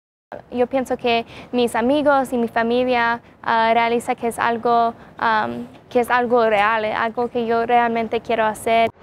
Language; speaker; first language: Spanish; non-native, learner; English